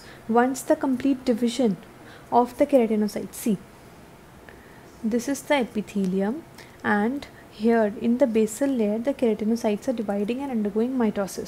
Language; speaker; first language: English; non-native, local second language; Hindi